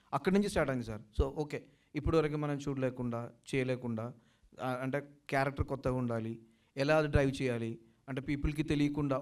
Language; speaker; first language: Telugu; non-native, learner; Malayalam